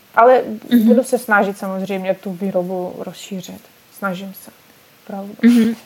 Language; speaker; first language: Czech; non-native, fluent; Russian